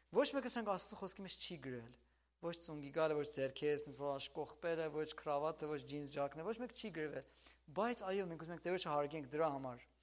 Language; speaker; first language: Armenian; native; Armenian